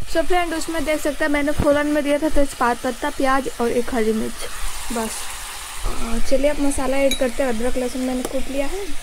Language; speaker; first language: Hindi; native; Hindi